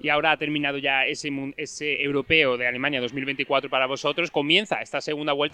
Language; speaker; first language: Spanish; native; Spanish